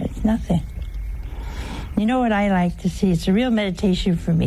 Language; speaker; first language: English; native; English